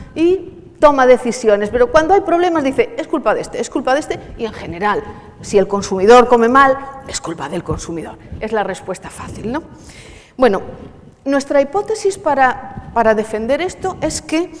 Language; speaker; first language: Spanish; native; Spanish